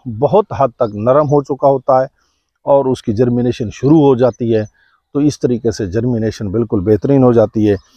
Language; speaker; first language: Urdu; non-native, local second language; Saraiki